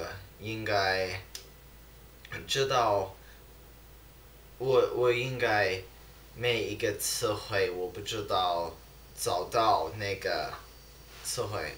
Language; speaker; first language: Chinese; non-native, learner; English